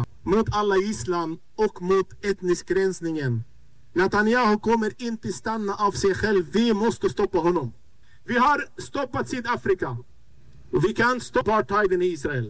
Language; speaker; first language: Swedish; non-native, fluent; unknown